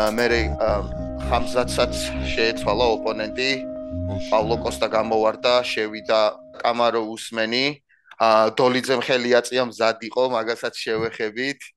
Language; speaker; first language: Georgian; native; Georgian